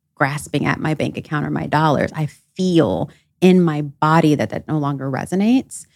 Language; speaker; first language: English; early bilingual, other home language; Krio